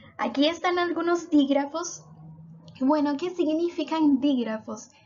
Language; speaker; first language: Spanish; non-native, fluent; Portuguese